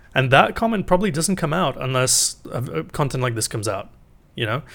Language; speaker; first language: English; native; English